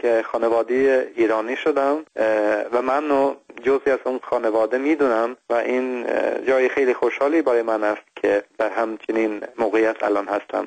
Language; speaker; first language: Persian; non-native, fluent; Swedish